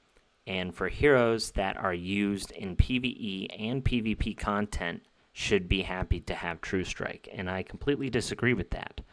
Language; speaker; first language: English; native; English